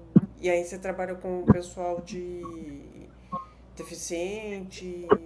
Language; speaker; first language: Portuguese; native; Portuguese